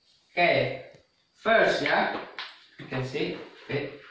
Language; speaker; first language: English; non-native, learner; Indonesian